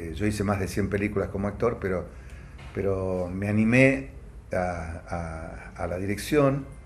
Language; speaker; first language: Spanish; native; Spanish